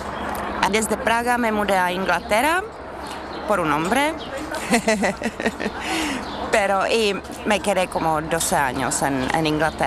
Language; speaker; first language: Spanish; non-native, fluent; Czech